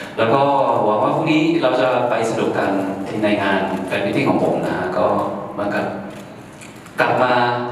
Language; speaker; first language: Thai; early bilingual, heritage; Thai